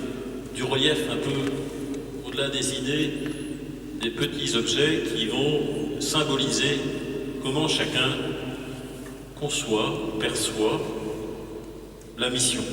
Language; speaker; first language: French; native; French